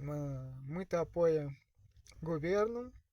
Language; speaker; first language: Portuguese; non-native, learner; Russian